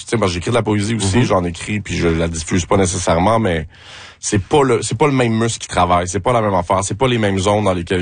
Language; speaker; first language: French; native; French